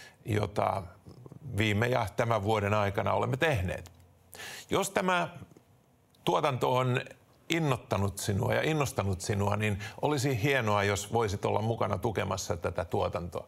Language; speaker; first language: Finnish; native; Finnish